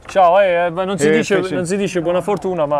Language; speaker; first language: Italian; native; Italian